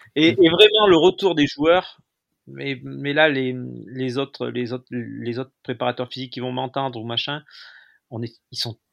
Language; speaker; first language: French; native; French